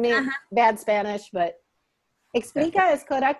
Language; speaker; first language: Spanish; non-native, learner; English